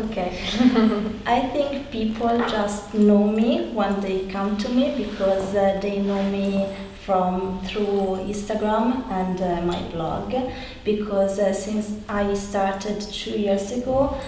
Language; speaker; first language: English; non-native, learner; Italian